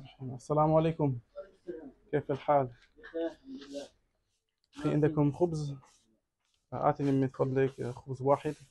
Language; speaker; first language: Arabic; non-native, learner; German